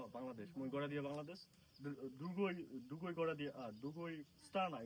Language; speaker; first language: Russian; non-native, learner; Bangla